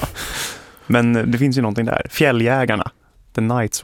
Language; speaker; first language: Swedish; native; Swedish